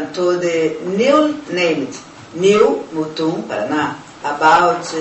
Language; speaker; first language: English; non-native, learner; Portuguese